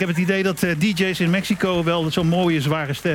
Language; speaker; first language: Dutch; native; Dutch